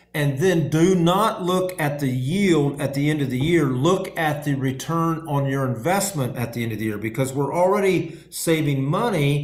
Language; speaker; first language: English; native; English